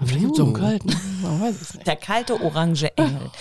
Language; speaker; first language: German; native; German